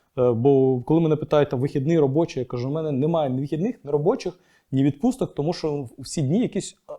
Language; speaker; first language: Ukrainian; non-native, local second language; Russian